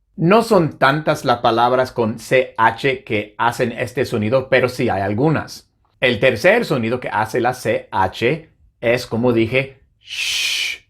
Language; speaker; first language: Spanish; non-native, fluent; English